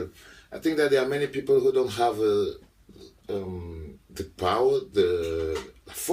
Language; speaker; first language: English; non-native, local second language; French